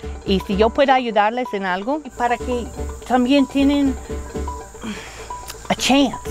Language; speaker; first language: Spanish; non-native, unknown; English